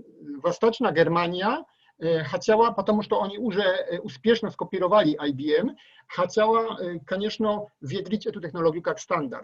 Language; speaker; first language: Russian; non-native, learner; Polish